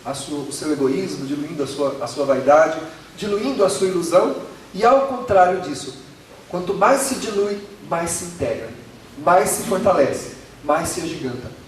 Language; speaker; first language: Portuguese; native; Portuguese